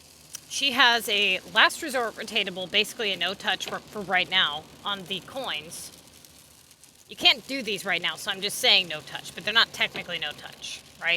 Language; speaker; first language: English; native; English